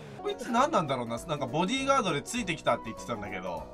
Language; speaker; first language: Japanese; native; Japanese